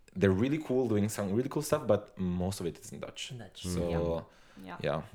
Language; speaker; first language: English; non-native, fluent; Italian